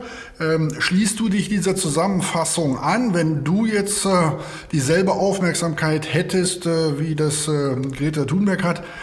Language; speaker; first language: German; native; German